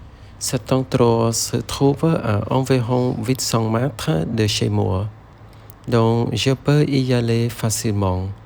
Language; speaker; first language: French; non-native, learner; Khmer